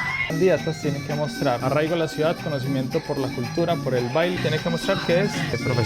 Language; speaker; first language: Spanish; native; Spanish